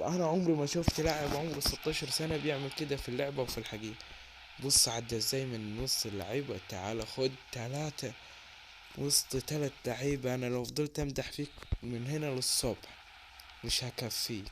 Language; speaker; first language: Arabic; native; Arabic